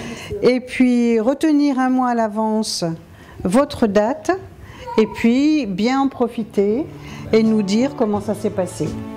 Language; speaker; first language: French; native; French